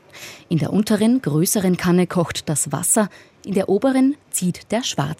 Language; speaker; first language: German; native; German